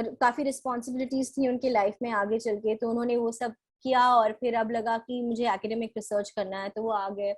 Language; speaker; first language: Hindi; native; Hindi